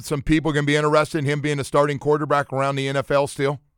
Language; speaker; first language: English; native; English